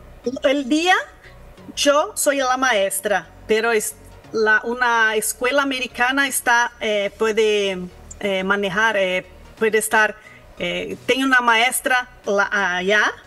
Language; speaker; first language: Spanish; non-native, learner; Portuguese